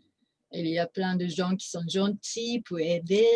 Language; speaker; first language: French; non-native, fluent; Japanese